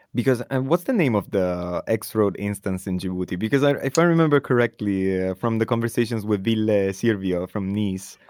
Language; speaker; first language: English; non-native, fluent; Italian